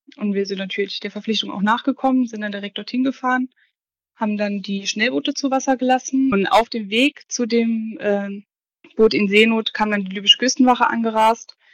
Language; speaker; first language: German; native; German